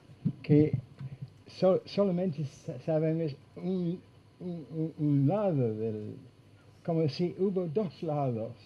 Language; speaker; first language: Spanish; non-native, fluent; English